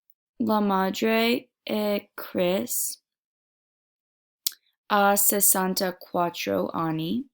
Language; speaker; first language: Italian; non-native, learner; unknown